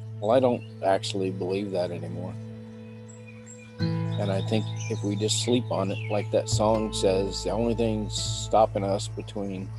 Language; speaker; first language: English; native; English